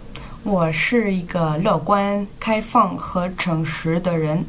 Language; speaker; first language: Chinese; non-native, learner; French